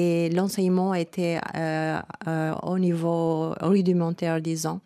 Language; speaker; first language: French; non-native, fluent; Albanian